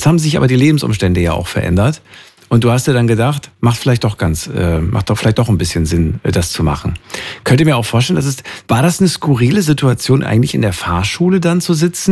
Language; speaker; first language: German; native; German